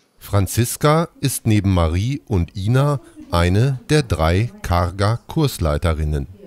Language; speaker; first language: German; native; German